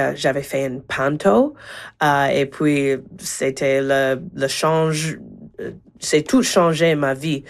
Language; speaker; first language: French; non-native, learner; English